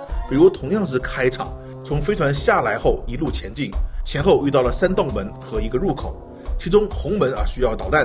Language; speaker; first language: Chinese; native; Chinese